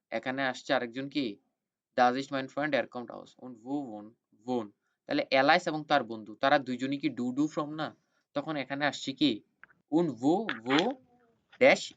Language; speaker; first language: Bangla; native; Bangla